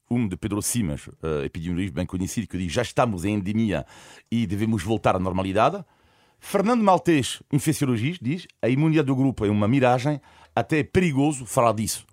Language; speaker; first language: Portuguese; non-native, fluent; French